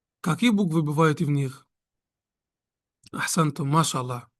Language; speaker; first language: Russian; non-native, fluent; Arabic